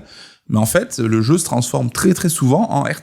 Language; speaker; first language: French; native; French